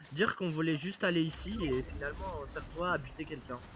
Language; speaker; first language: French; native; French